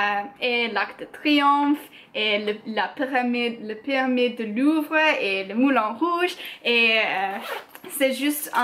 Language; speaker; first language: French; non-native, learner; English